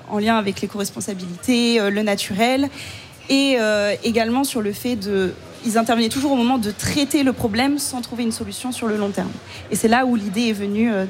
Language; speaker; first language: French; native; French